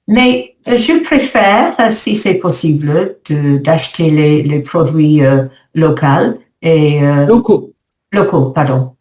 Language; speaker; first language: French; non-native, learner; English